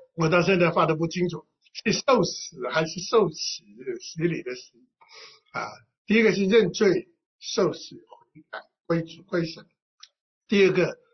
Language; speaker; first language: Chinese; non-native, local second language; Cantonese